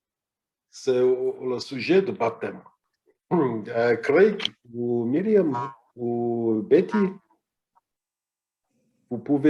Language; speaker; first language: French; non-native, learner; English